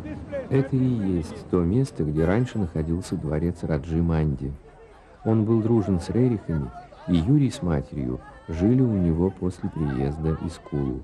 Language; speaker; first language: Russian; native; Russian